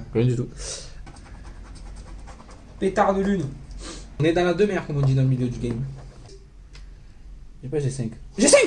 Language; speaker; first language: French; native; French